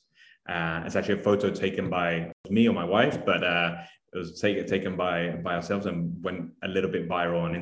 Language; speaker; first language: English; native; English